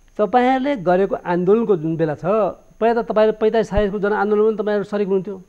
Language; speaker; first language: Nepali; native; Nepali